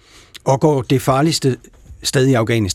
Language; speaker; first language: Danish; native; Danish